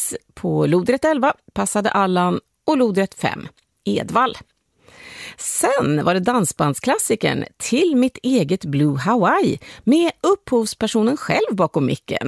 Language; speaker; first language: Swedish; native; Swedish